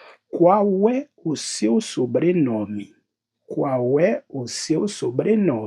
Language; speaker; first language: Portuguese; non-native, learner; Haitian Creole